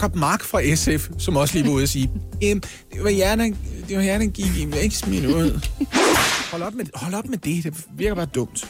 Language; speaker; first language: Danish; native; Danish